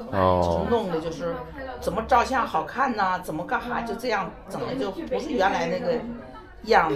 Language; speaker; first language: Chinese; native; Chinese